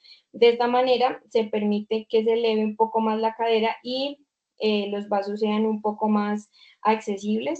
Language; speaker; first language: Spanish; native; Spanish